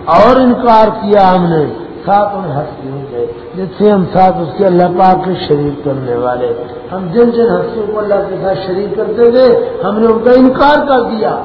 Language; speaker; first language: Urdu; non-native, local second language; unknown